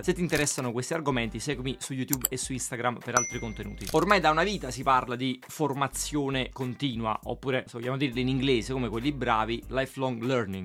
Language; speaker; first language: Italian; native; Italian